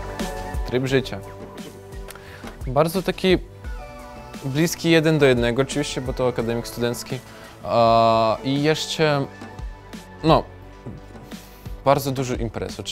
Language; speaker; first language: Polish; non-native, learner; Ukrainian